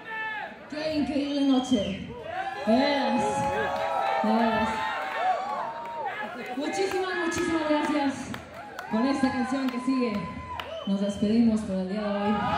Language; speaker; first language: Spanish; native; Spanish